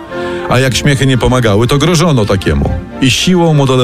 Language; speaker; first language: Polish; native; Polish